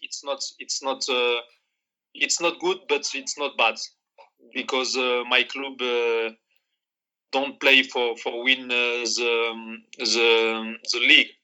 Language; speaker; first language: English; non-native, learner; Arabic